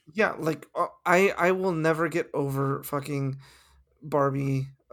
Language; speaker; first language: English; early bilingual, other home language; Spanish